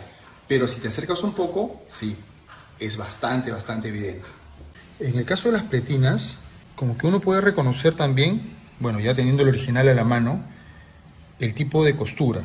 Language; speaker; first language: Spanish; native; Spanish